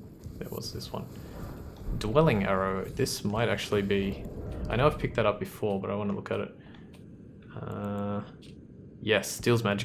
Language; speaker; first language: English; native; English